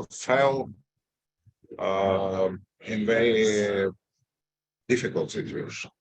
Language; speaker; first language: English; non-native, fluent; Russian